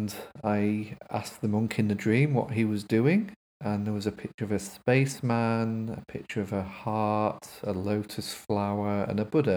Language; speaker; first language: English; native; English